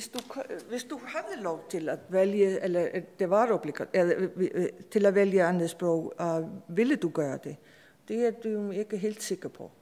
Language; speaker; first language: Danish; non-native, fluent; Icelandic